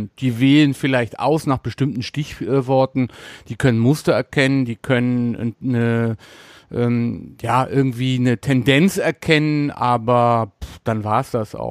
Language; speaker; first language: German; native; German